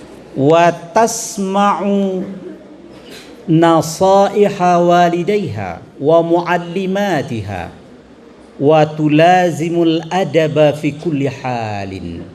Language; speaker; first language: Arabic; non-native, fluent; Indonesian